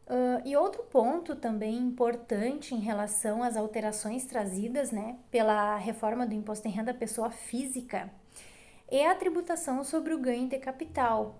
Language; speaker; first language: Portuguese; native; Portuguese